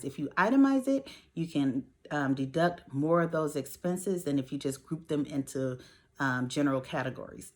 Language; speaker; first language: English; native; English